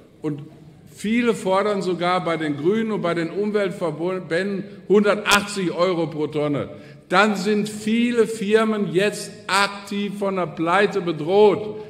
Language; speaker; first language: German; native; German